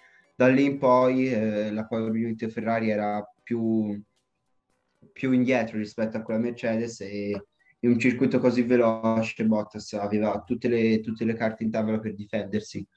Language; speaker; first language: Italian; native; Italian